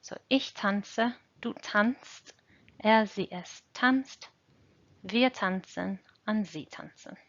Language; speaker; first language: German; non-native, fluent; English